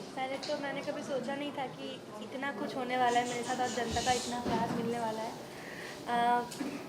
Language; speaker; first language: Hindi; non-native, local second language; Bangla